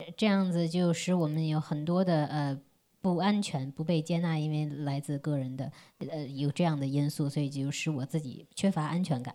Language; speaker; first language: Chinese; non-native, fluent; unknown